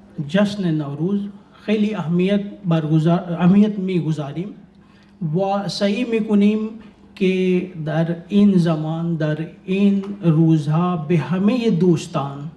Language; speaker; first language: Persian; non-native, learner; Urdu